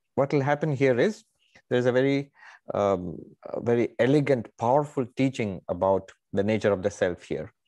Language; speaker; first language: English; non-native, local second language; Bangla